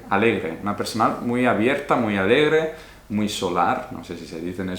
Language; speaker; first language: Spanish; non-native, fluent; Italian